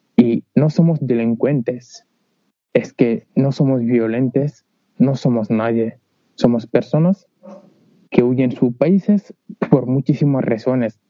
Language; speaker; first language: Spanish; non-native, learner; Wolof